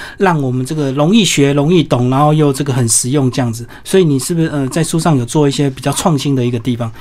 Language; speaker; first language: Chinese; native; Chinese